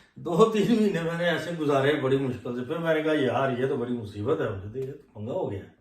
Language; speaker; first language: Urdu; non-native, local second language; Punjabi